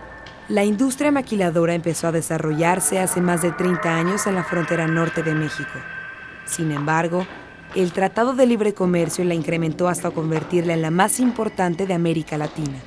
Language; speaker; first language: Spanish; native; Spanish